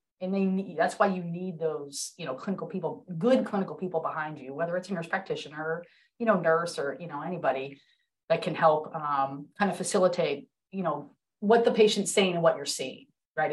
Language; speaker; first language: English; native; English